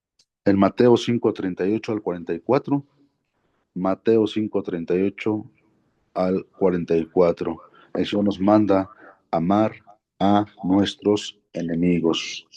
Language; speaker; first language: Spanish; native; Spanish